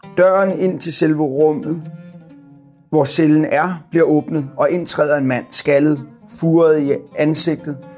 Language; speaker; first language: Danish; native; Danish